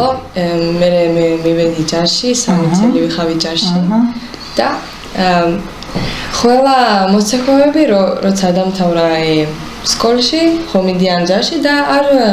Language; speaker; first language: Georgian; early bilingual, heritage; Hebrew